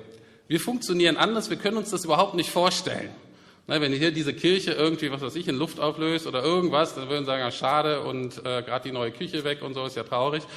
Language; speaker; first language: German; native; German